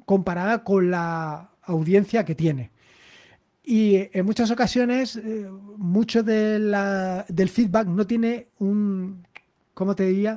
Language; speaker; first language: Spanish; native; Spanish